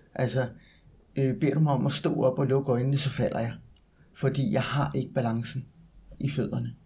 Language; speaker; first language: Danish; native; Danish